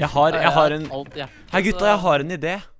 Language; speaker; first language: Norwegian; native; Norwegian